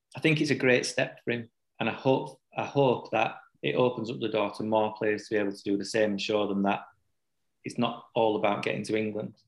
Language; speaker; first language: English; native; English